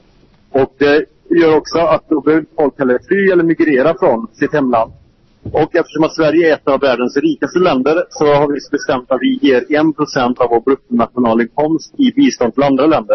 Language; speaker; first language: Swedish; native; Swedish